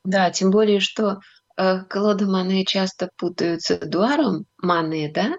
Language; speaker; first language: Russian; native; Russian